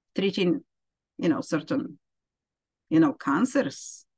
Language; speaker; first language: English; non-native, fluent; Ukrainian